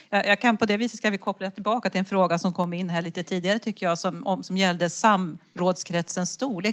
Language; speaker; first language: Swedish; native; Swedish